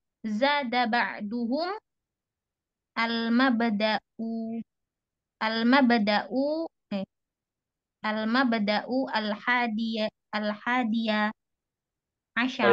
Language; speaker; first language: Arabic; non-native, learner; Indonesian